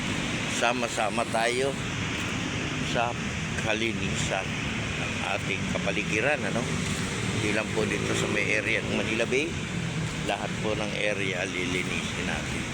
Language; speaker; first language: Filipino; native; Filipino